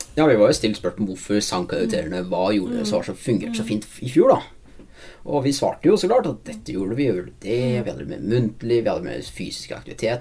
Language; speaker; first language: Norwegian; native; Norwegian